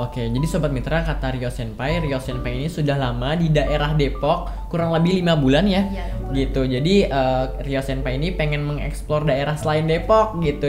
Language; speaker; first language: Indonesian; native; Indonesian